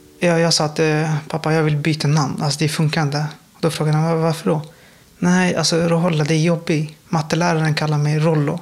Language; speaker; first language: Swedish; non-native, fluent; Persian